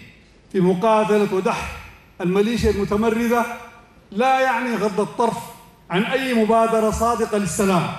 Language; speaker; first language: Arabic; native; Arabic